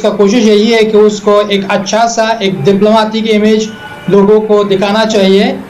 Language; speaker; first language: Hindi; non-native, fluent; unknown